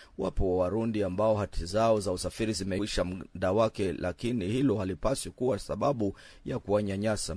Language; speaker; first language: Swahili; non-native, local second language; Rundi